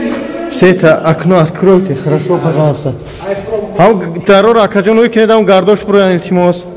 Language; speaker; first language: Russian; non-native, local second language; Tajik